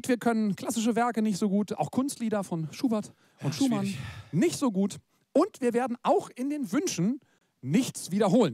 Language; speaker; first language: German; native; German